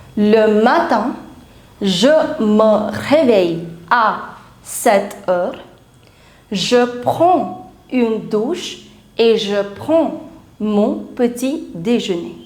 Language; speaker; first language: French; non-native, fluent; Hindi